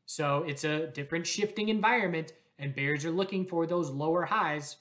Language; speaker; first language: English; native; English